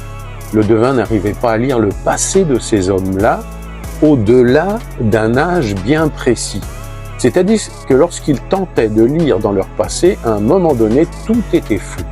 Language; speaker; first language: French; native; French